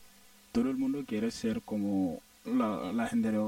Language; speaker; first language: Spanish; non-native, learner; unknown